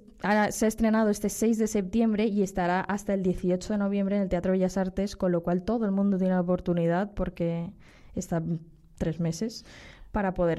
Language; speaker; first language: Spanish; native; Spanish